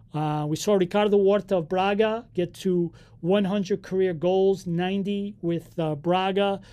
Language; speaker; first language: English; early bilingual, other home language; Portuguese